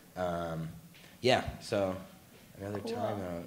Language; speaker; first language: English; native; English